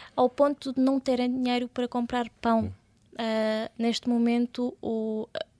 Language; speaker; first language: Portuguese; early bilingual, other home language; Russian